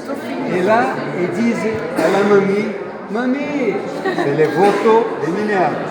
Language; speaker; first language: French; non-native, fluent; Portuguese